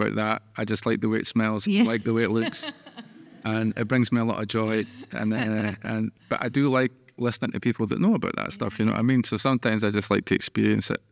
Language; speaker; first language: English; native; English